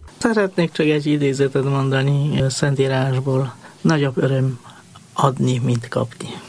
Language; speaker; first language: Hungarian; non-native, fluent; Polish